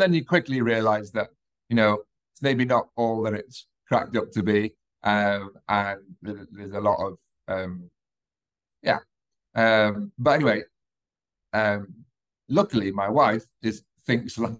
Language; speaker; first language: English; native; English